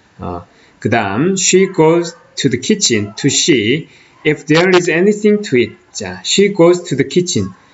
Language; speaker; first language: English; non-native, fluent; Korean